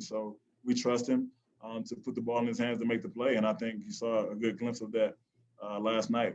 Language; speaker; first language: English; native; English